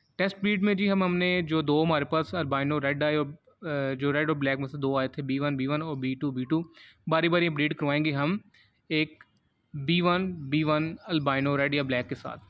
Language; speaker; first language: Urdu; non-native, local second language; Punjabi